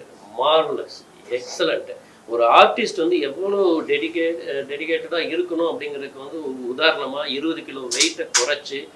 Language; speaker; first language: Tamil; native; Tamil